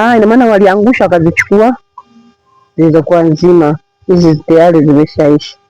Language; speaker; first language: Swahili; native; Swahili